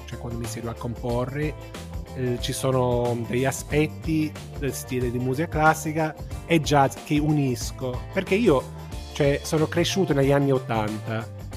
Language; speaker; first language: Italian; early bilingual, heritage; English